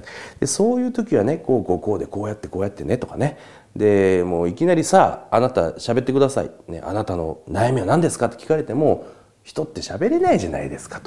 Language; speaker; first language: Japanese; native; Japanese